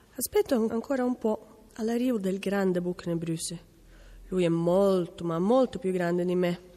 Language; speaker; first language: Italian; non-native, fluent; Norwegian